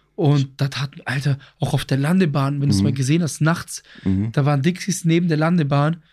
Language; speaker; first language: German; early bilingual, other home language; Greek